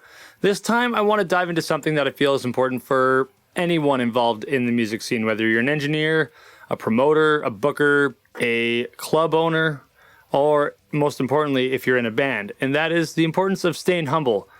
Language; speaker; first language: English; native; English